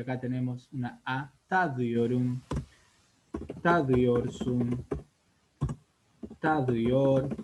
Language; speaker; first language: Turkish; non-native, learner; Spanish